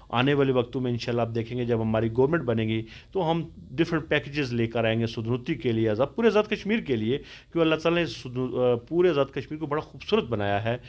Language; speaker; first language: Urdu; non-native, local second language; Pahari-Potwari